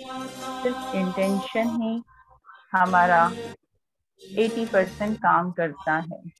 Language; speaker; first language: Hindi; native; Hindi